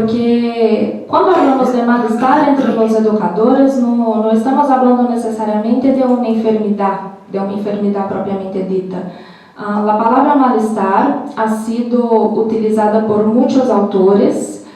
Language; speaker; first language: Spanish; non-native, learner; Portuguese